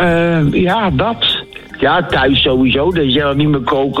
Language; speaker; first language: Dutch; native; Dutch